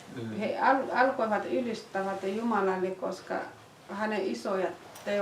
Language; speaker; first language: Finnish; non-native, fluent; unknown